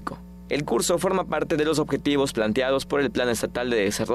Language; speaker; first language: Spanish; native; Spanish